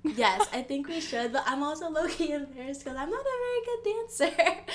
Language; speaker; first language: English; early bilingual, other home language; Yoruba